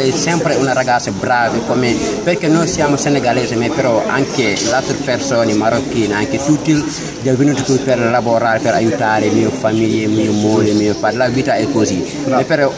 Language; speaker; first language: Italian; non-native, learner; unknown